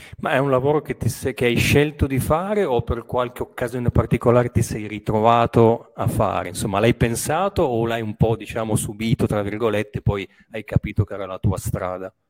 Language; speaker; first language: Italian; native; Italian